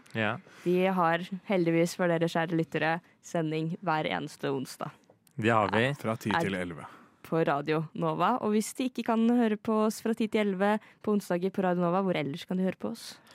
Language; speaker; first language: Norwegian; native; Norwegian